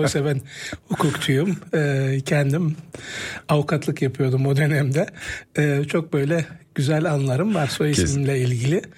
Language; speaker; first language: Turkish; native; Turkish